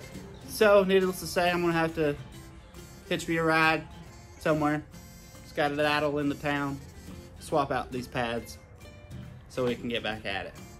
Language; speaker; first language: English; native; English